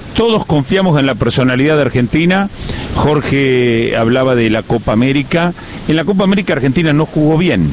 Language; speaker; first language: Spanish; native; Spanish